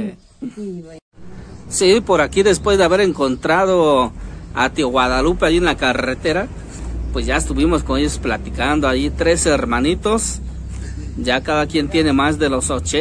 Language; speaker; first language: Spanish; native; Spanish